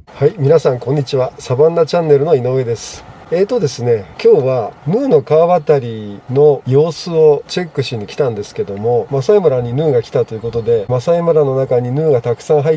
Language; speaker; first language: Japanese; native; Japanese